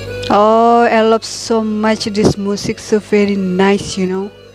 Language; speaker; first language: English; non-native, learner; Indonesian